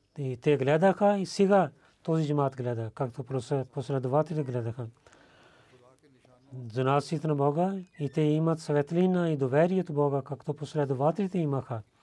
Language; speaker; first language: Bulgarian; non-native, learner; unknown